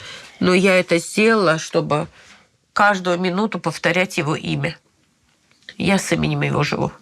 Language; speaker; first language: Russian; native; Russian